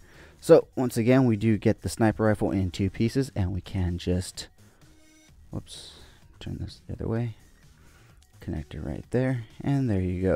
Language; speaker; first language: English; native; English